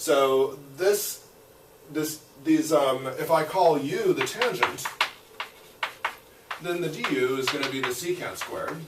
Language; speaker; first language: English; native; English